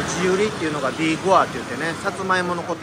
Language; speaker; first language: Japanese; native; Japanese